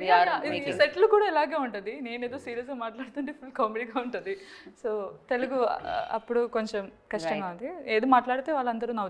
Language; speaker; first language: Telugu; non-native, learner; Malayalam